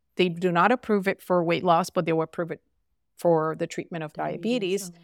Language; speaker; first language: English; non-native, fluent; Portuguese